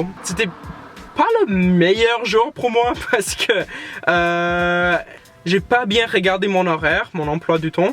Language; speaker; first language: French; non-native, fluent; English